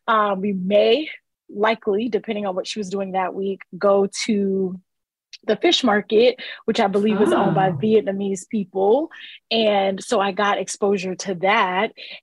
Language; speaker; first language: English; early bilingual, other home language; Akan